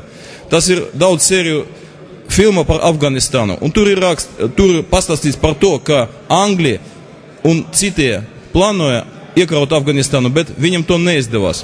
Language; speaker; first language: Latvian; non-native, local second language; Russian